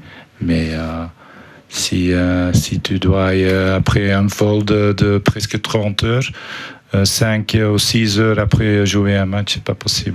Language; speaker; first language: French; non-native, fluent; Dutch